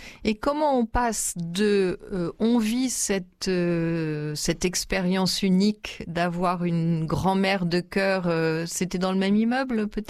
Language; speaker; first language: French; native; French